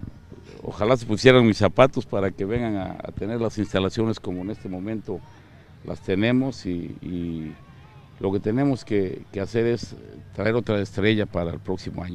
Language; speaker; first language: Spanish; native; Spanish